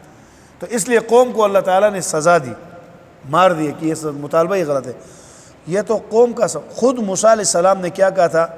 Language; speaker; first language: Urdu; native; Urdu